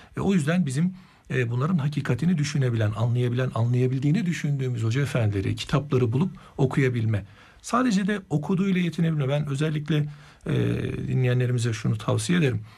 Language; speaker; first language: Turkish; native; Turkish